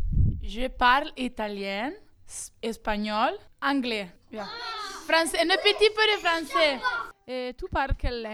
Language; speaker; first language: French; non-native, learner; Italian